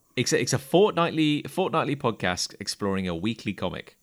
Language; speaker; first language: English; native; English